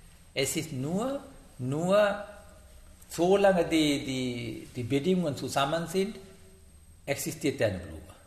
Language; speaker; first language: German; non-native, learner; Sinhala